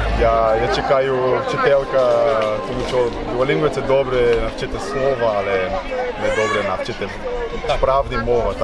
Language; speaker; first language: Ukrainian; non-native, learner; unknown